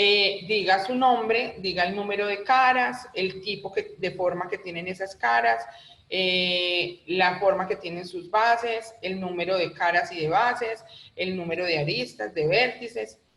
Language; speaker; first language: Spanish; native; Spanish